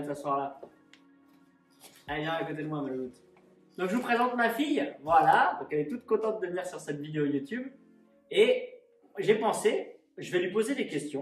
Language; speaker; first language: French; native; French